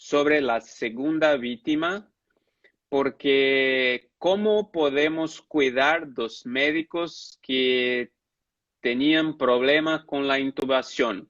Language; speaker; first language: Spanish; non-native, fluent; Portuguese